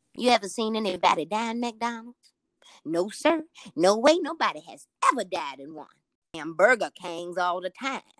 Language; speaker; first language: English; native; English